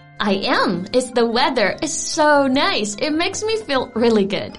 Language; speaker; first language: English; non-native, fluent; Chinese